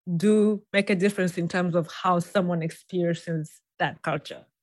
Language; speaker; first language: English; non-native, local second language; Swahili